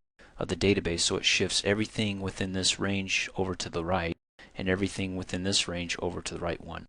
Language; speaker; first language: English; native; English